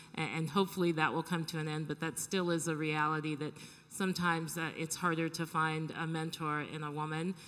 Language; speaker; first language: English; native; English